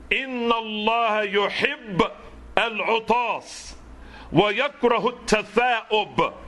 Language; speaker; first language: Arabic; non-native, fluent; English